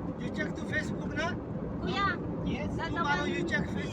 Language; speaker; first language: English; non-native, learner; Hiligaynon